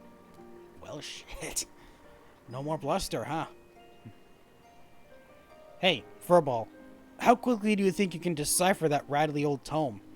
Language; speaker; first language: English; native; English